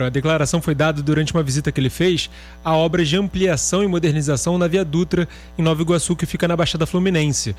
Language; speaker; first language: Portuguese; native; Portuguese